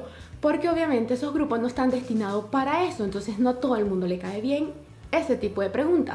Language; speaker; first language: Spanish; native; Spanish